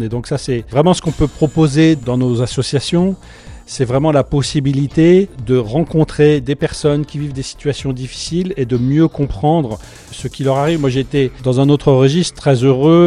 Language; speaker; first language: French; native; French